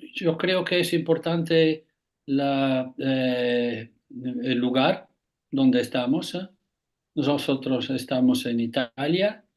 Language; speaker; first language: Spanish; non-native, fluent; Italian